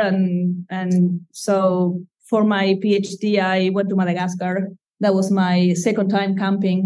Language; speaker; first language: English; non-native, fluent; Spanish